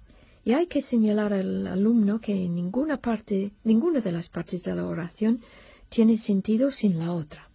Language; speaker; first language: Spanish; non-native, fluent; English